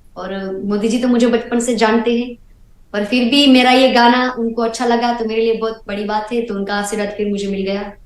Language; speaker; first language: Hindi; non-native, local second language; Gujarati